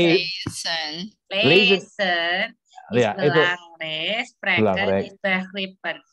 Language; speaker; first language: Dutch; non-native, learner; Indonesian